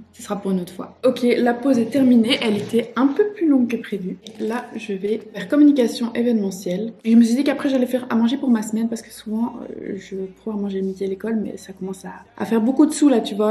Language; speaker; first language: French; native; French